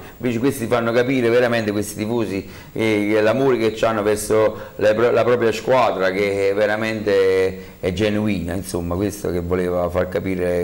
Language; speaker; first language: Italian; native; Italian